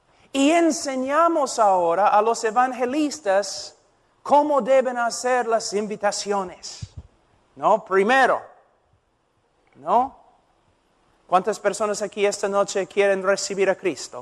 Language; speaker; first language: Spanish; non-native, fluent; English